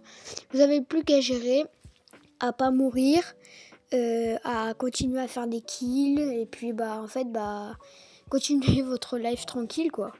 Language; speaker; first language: French; native; French